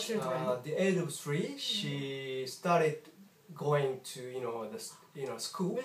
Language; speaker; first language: English; non-native, fluent; Japanese